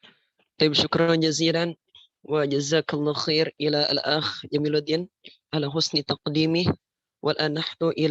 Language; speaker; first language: Arabic; non-native, learner; Indonesian